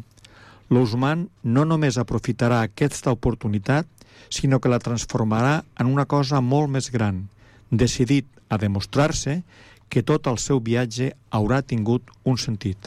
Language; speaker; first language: Catalan; native; Catalan